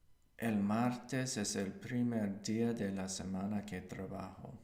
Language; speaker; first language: Spanish; non-native, learner; English